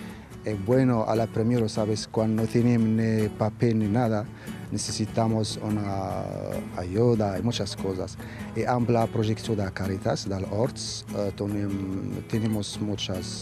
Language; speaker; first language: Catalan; non-native, learner; Spanish